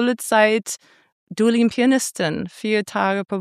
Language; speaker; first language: German; non-native, fluent; English